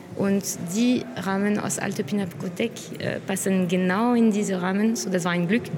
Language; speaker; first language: German; non-native, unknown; French